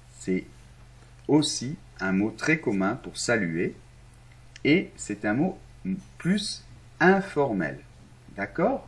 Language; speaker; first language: French; non-native, fluent; Arabic